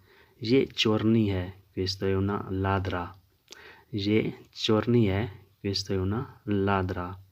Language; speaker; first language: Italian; non-native, learner; Urdu